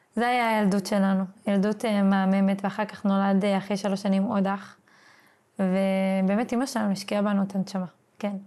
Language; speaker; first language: Hebrew; early bilingual, other home language; English